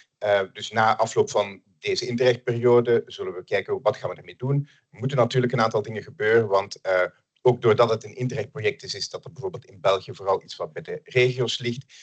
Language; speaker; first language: Dutch; native; Dutch